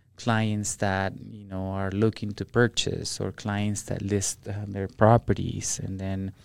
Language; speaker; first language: English; non-native, fluent; Spanish